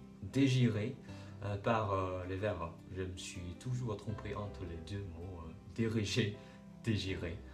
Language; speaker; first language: French; non-native, learner; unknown